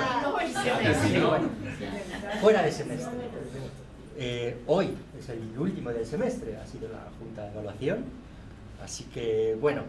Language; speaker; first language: Spanish; native; Spanish